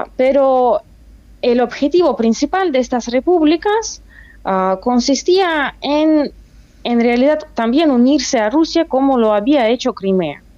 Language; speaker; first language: Spanish; non-native, fluent; Russian